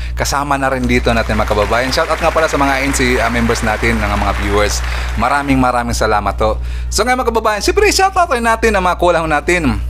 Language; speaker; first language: Filipino; non-native, local second language; Cebuano